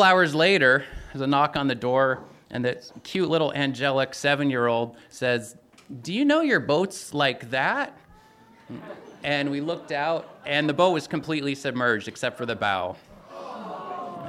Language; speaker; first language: English; native; English